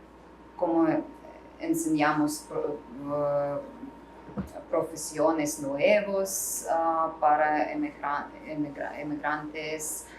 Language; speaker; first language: Spanish; non-native, learner; Russian